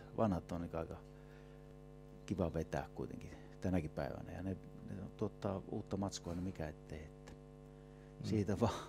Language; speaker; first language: Finnish; native; Finnish